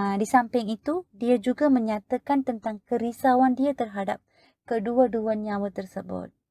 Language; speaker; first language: Malay; non-native, local second language; Tamil